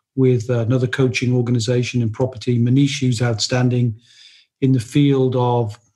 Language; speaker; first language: English; native; English